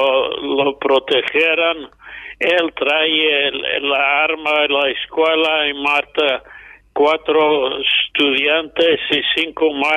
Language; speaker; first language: Spanish; non-native, fluent; English